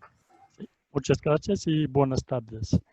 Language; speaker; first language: Spanish; non-native, fluent; Danish